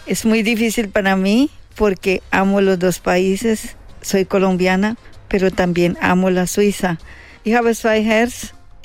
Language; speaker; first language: German; non-native, learner; Spanish